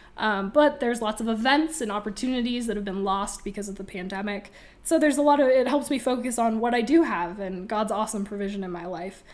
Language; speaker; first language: English; native; English